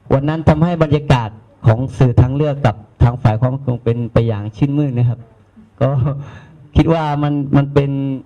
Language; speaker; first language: Thai; non-native, local second language; Malay